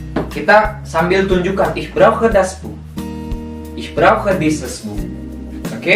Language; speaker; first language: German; non-native, learner; Indonesian